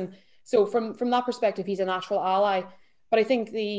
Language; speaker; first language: English; native; English